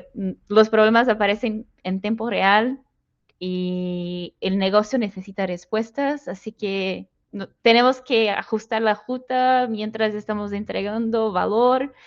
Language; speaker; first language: Spanish; non-native, fluent; Portuguese